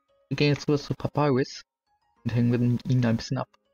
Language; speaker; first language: German; native; German